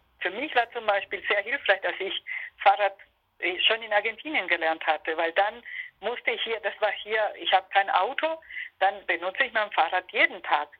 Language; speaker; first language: German; non-native, fluent; Spanish